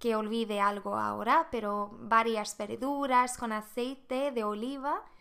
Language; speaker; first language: Spanish; non-native, fluent; Swedish